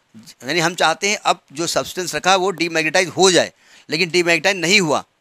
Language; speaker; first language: Hindi; native; Hindi